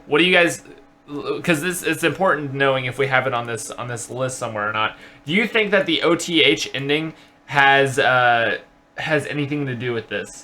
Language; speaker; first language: English; native; English